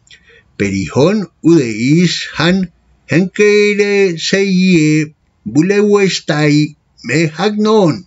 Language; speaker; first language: Greek; non-native, fluent; Spanish